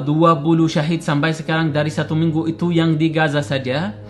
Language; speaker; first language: Indonesian; non-native, learner; Arabic